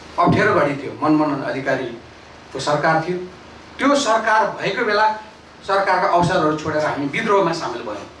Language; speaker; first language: Nepali; native; Nepali